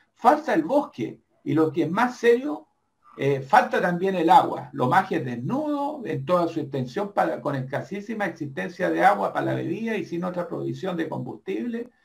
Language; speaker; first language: Spanish; native; Spanish